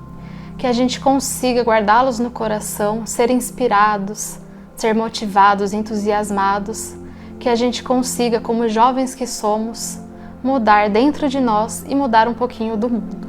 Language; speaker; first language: Portuguese; native; Portuguese